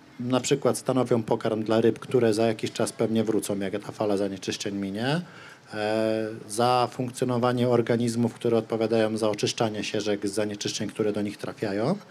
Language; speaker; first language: Polish; native; Polish